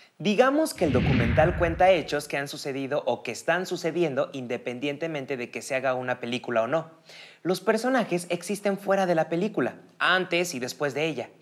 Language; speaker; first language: Spanish; native; Spanish